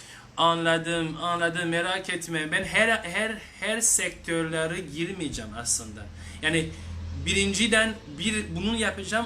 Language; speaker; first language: Turkish; non-native, learner; French